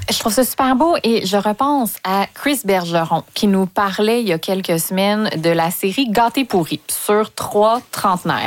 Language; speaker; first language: French; native; French